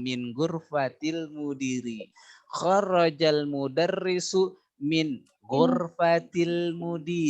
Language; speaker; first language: Arabic; non-native, fluent; Indonesian